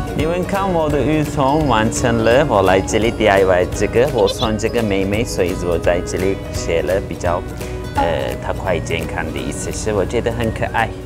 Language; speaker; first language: Chinese; non-native, fluent; Turkish